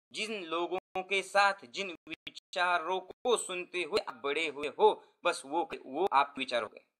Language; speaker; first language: Hindi; non-native, local second language; Marathi